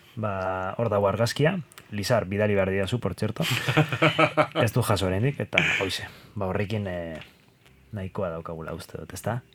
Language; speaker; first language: Basque; non-native, local second language; Spanish